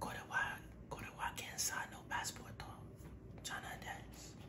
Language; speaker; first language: Japanese; non-native, learner; English